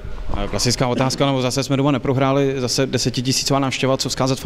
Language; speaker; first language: Czech; native; Czech